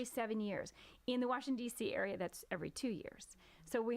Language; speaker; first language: English; native; English